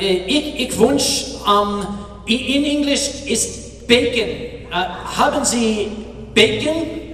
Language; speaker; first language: German; non-native, learner; English